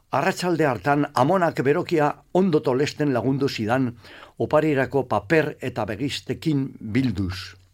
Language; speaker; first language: Basque; non-native, local second language; Spanish